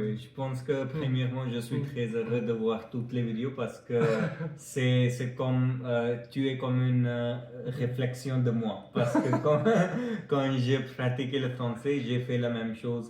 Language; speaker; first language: French; non-native, fluent; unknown